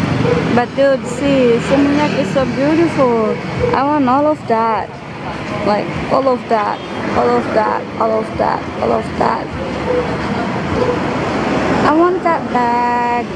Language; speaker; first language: English; non-native, fluent; Indonesian